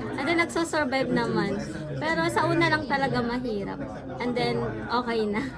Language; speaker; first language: Filipino; non-native, local second language; Iloko